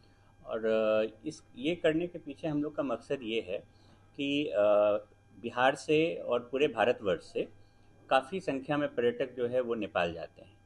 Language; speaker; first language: Hindi; native; Hindi